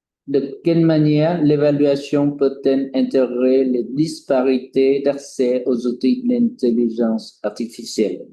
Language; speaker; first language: French; non-native, fluent; Vietnamese